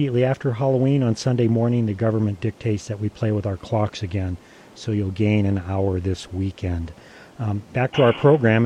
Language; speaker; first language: English; native; English